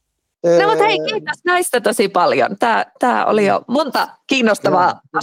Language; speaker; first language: Finnish; native; Finnish